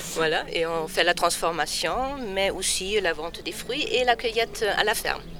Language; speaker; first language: French; non-native, fluent; German